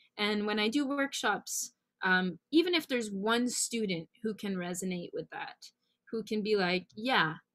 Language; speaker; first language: English; native; English